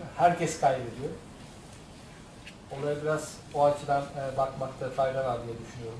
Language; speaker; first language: Turkish; native; Turkish